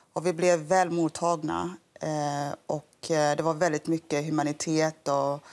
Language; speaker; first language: Swedish; early bilingual, other home language; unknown